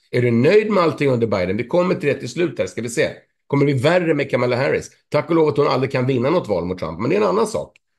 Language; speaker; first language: Swedish; native; Swedish